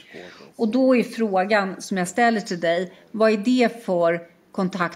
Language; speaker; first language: Swedish; native; Swedish